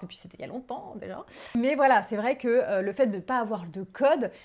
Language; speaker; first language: French; native; French